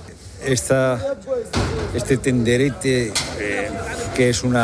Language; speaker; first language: Spanish; native; Spanish